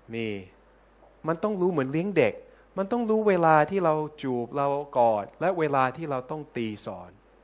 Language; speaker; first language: Thai; non-native, fluent; English